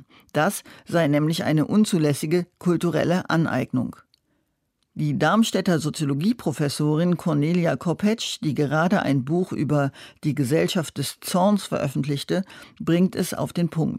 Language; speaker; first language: German; native; German